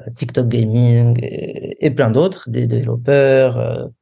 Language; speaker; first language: French; non-native, local second language; Arabic